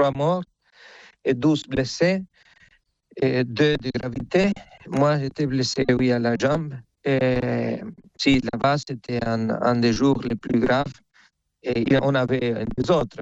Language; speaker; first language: French; non-native, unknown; Spanish